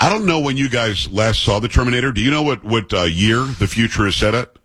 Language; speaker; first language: English; native; English